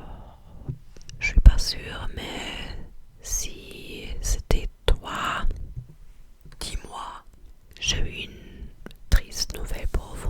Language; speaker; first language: French; non-native, learner; English